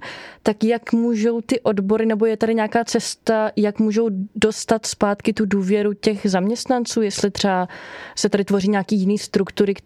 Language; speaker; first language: Czech; native; Czech